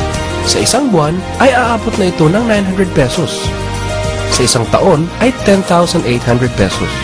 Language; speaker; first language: Filipino; native; Filipino